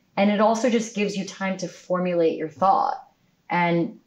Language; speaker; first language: English; native; English